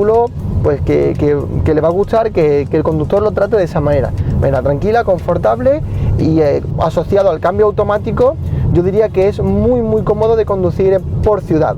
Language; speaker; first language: Spanish; native; Spanish